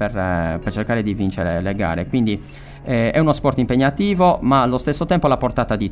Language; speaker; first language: Italian; native; Italian